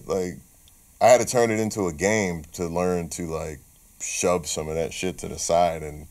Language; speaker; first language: English; native; English